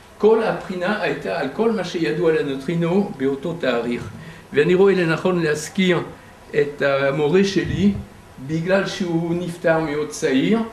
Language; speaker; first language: Hebrew; non-native, fluent; French